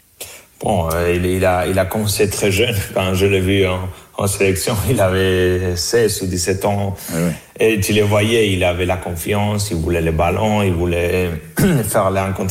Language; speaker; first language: French; non-native, fluent; Spanish